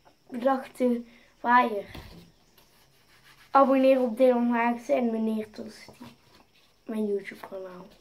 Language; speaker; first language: Dutch; native; Dutch